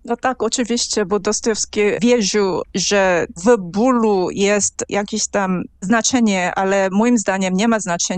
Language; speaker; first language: Polish; non-native, fluent; Korean